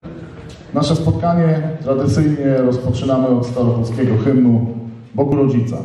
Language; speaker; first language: Polish; native; Polish